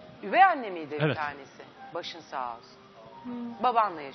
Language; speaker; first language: Turkish; native; Turkish